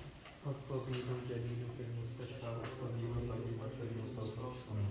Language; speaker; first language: Arabic; non-native, learner; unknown